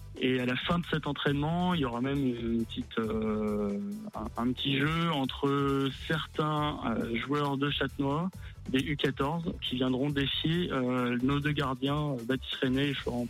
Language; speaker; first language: French; native; French